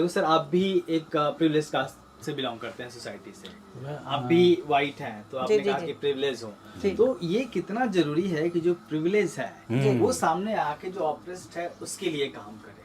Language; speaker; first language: Hindi; native; Hindi